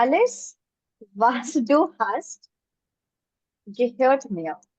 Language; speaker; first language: German; non-native, learner; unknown